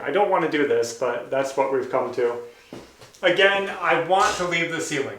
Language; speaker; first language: English; native; English